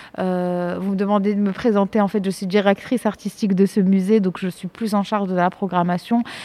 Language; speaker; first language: French; non-native, local second language; Arabic